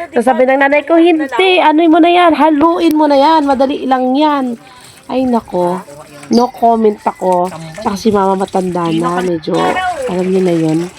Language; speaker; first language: Filipino; non-native, local second language; Cebuano